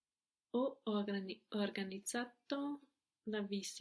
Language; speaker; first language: Italian; non-native, learner; English